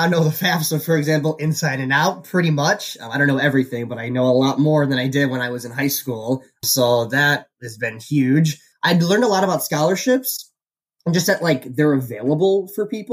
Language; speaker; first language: English; native; English